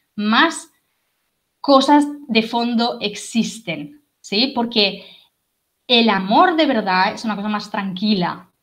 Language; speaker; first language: Spanish; native; Spanish